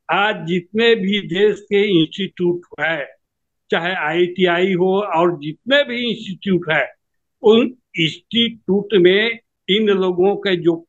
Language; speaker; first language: Hindi; native; Hindi